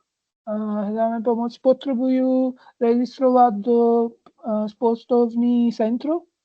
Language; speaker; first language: Czech; non-native, learner; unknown